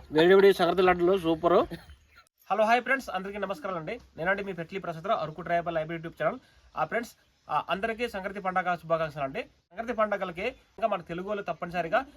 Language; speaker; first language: Telugu; non-native, local second language; Odia